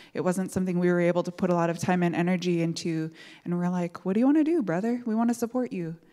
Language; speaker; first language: English; native; English